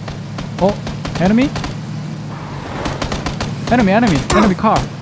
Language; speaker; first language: English; non-native, learner; Korean